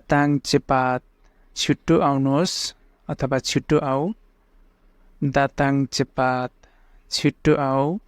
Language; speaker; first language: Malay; non-native, fluent; Nepali